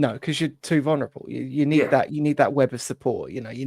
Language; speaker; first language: English; native; English